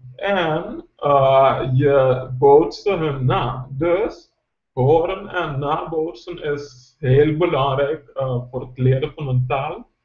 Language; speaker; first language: Dutch; non-native, local second language; Papiamento